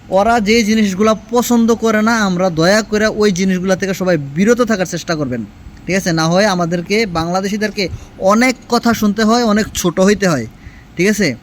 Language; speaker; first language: Bangla; native; Bangla